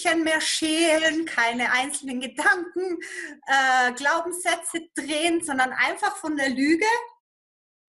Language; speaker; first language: German; native; German